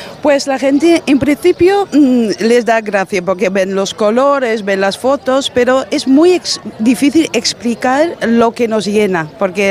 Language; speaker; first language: Spanish; non-native, fluent; Dutch